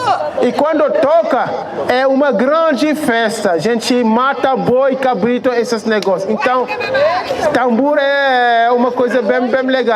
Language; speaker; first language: Portuguese; non-native, fluent; Wolof